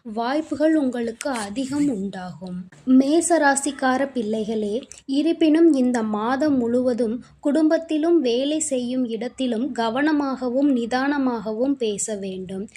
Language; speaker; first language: Tamil; native; Tamil